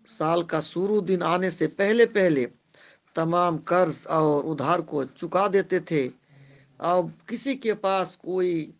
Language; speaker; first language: Urdu; non-native, local second language; Bangla